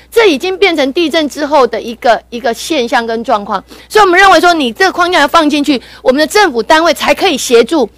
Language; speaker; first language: Chinese; native; Chinese